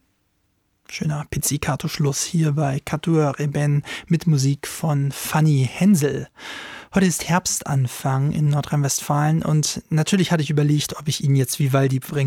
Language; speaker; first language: German; native; German